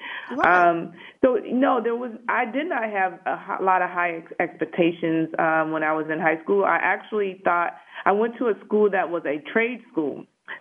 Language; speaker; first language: English; native; English